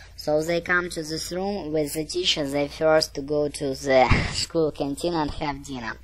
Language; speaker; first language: English; non-native, learner; Russian